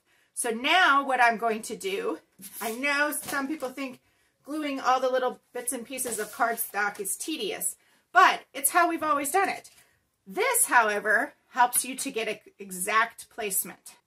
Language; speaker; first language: English; native; English